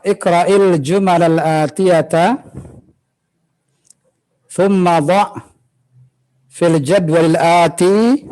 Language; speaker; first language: Arabic; non-native, fluent; Indonesian